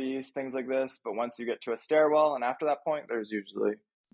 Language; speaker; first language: English; native; English